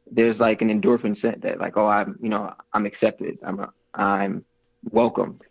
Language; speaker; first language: English; native; English